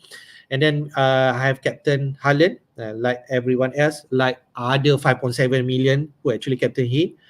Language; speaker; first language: English; non-native, local second language; Malay